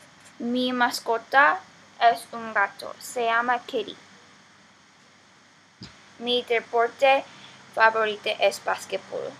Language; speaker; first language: Spanish; non-native, learner; Korean